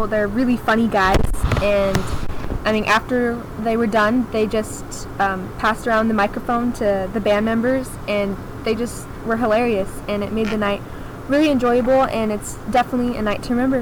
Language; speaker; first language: English; native; English